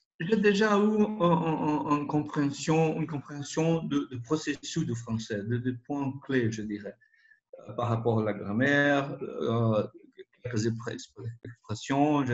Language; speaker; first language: French; non-native, learner; Portuguese